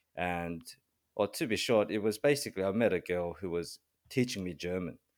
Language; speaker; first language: English; early bilingual, other home language; Korean